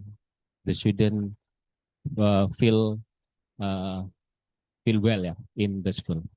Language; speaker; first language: English; non-native, learner; Indonesian